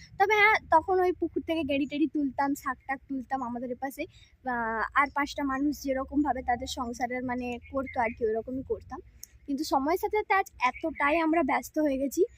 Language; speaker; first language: Bangla; non-native, local second language; Santali